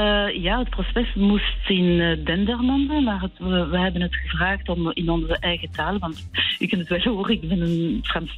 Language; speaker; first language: Dutch; non-native, local second language; French